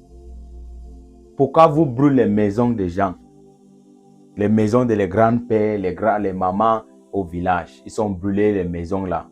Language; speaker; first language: French; non-native, local second language; English